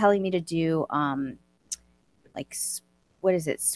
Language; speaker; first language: English; native; English